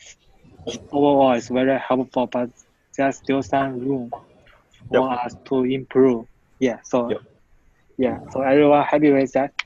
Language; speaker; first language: English; non-native, fluent; Chinese